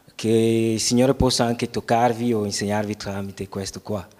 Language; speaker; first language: Italian; non-native, fluent; French